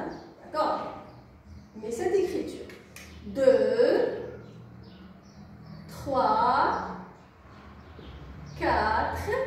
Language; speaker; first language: French; non-native, local second language; Arabic